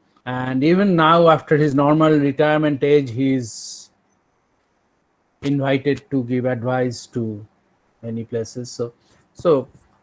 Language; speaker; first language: English; non-native, local second language; Bangla